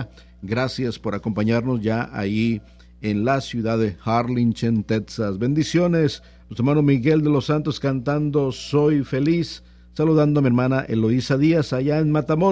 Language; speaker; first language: Spanish; native; Spanish